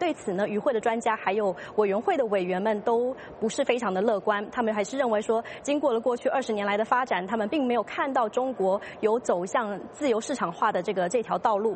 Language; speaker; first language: Chinese; native; Chinese